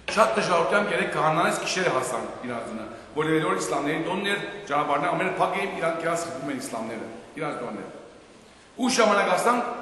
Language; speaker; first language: Armenian; early bilingual, heritage; Armenian